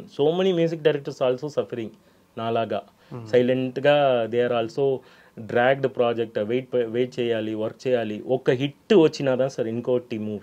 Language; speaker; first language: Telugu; non-native, local second language; Tamil